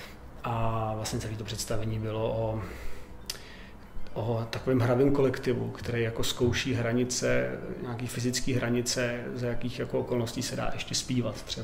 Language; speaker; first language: Czech; native; Czech